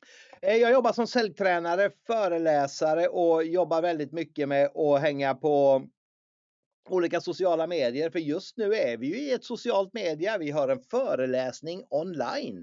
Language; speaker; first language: Swedish; native; Swedish